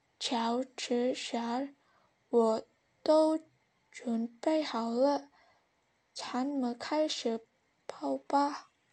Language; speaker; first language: Chinese; non-native, learner; Indonesian